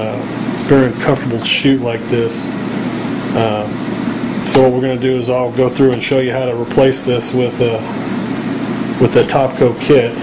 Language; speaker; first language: English; native; English